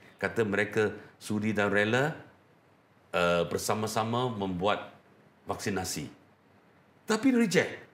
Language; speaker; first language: Malay; non-native, local second language; Chinese